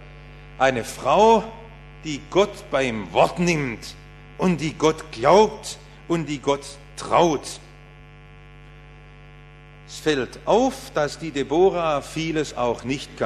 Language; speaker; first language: German; native; German